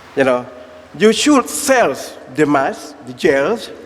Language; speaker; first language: English; non-native, fluent; Thai